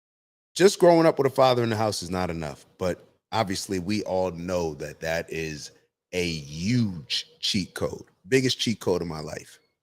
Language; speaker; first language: English; native; English